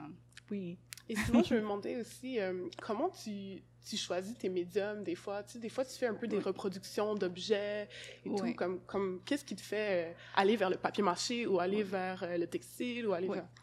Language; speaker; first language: French; native; French